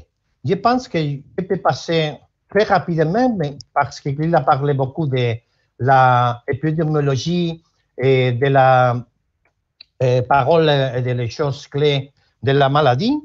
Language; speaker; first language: French; non-native, learner; Spanish